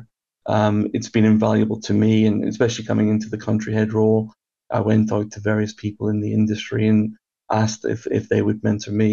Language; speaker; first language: English; native; English